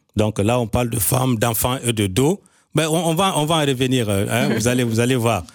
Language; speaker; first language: French; non-native, local second language; Bambara